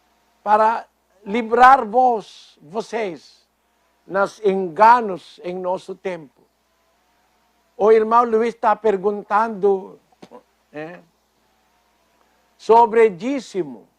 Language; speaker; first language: Portuguese; non-native, fluent; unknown